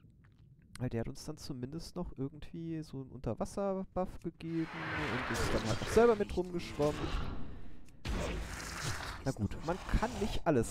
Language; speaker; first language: German; native; German